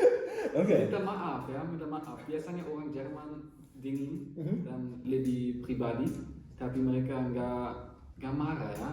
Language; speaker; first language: Indonesian; non-native, learner; German